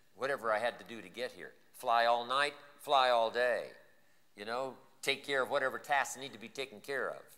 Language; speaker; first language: English; native; English